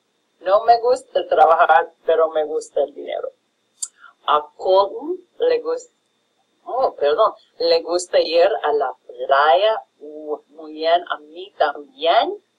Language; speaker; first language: Spanish; non-native, fluent; English